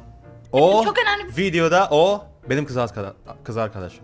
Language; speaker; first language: Turkish; non-native, learner; Indonesian